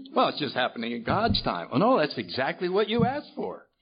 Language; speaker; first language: English; native; English